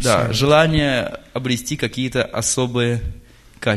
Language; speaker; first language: Russian; native; Russian